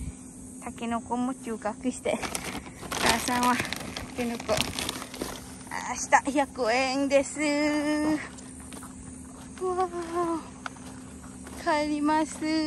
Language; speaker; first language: Japanese; non-native, learner; Lao